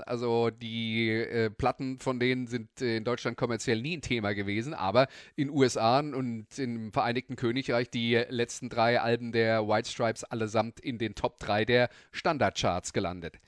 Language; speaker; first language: German; native; German